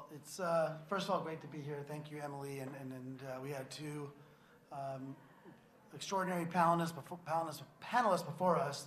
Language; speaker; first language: English; native; English